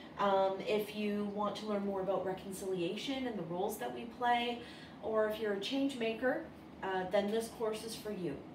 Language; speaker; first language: English; native; English